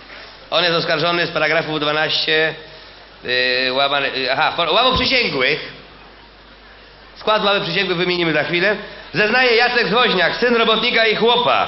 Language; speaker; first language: Polish; native; Polish